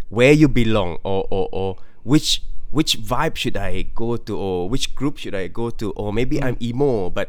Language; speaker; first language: English; non-native, local second language; Malay